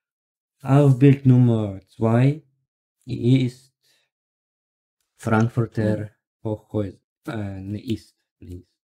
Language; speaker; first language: German; non-native, learner; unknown